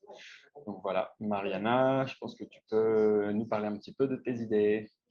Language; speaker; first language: French; native; French